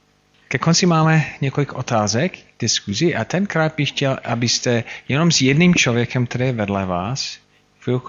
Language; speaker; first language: Czech; non-native, fluent; English